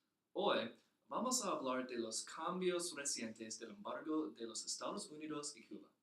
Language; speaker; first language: Spanish; non-native, learner; English